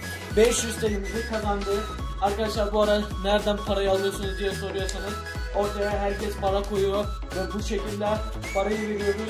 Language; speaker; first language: Turkish; early bilingual, other home language; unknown